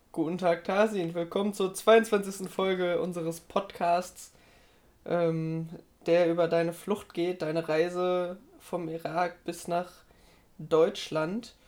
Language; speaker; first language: German; native; German